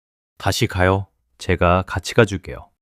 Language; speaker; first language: Korean; early bilingual, heritage; English